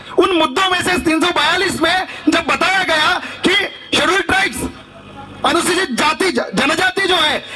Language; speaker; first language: Hindi; non-native, local second language; Marathi